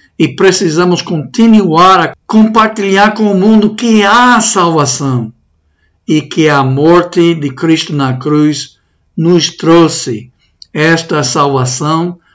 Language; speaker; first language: Portuguese; non-native, fluent; English